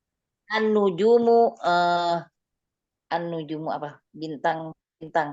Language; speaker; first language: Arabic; non-native, learner; Indonesian